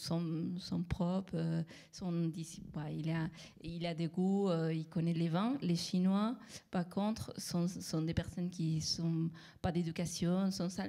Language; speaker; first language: French; non-native, fluent; Spanish